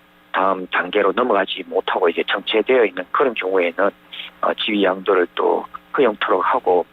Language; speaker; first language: Korean; native; Korean